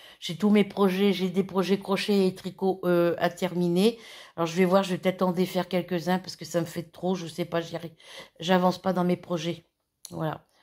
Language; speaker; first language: French; native; French